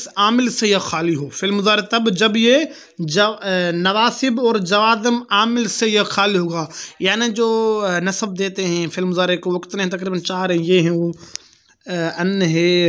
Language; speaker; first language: Urdu; non-native, local second language; Pashto